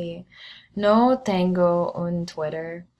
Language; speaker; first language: Spanish; non-native, learner; English